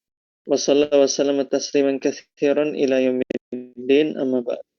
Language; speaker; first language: Arabic; non-native, fluent; Indonesian